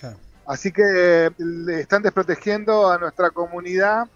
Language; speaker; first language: Spanish; native; Spanish